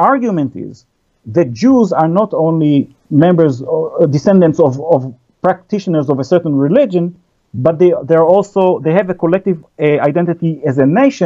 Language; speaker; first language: English; non-native, fluent; Hebrew